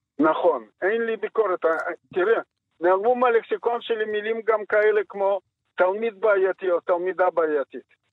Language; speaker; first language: Hebrew; non-native, fluent; Yiddish